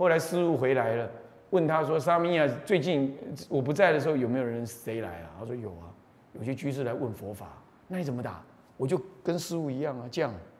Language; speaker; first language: Chinese; native; Chinese